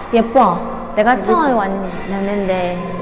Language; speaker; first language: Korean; non-native, learner; Vietnamese